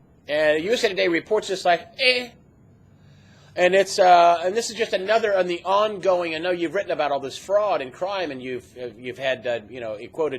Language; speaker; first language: English; native; English